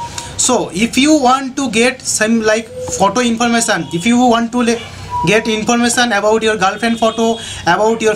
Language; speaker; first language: English; non-native, local second language; Hindi